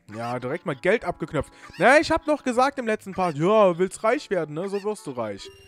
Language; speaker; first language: German; native; German